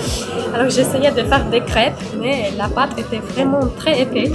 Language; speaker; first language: French; non-native, fluent; Spanish